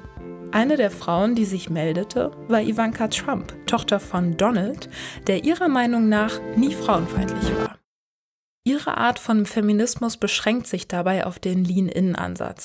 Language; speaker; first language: German; native; German